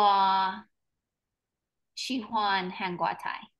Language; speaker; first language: Chinese; non-native, learner; English